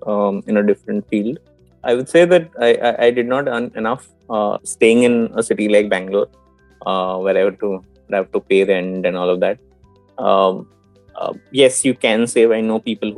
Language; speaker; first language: English; non-native, local second language; Odia